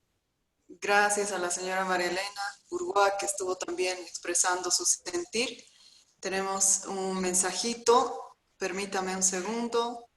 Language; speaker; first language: Spanish; native; Spanish